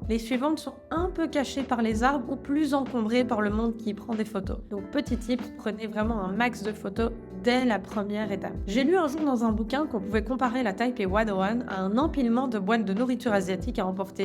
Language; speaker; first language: French; native; French